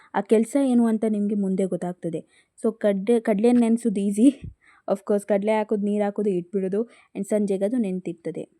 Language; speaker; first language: Kannada; non-native, local second language; Tulu